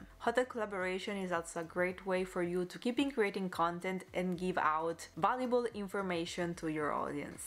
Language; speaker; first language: English; non-native, fluent; Italian